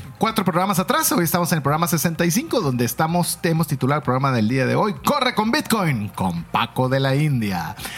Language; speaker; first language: Spanish; native; Spanish